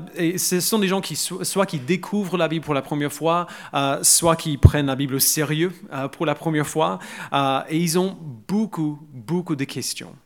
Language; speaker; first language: French; non-native, fluent; English